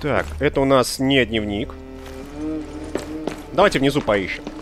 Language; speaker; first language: Russian; native; Russian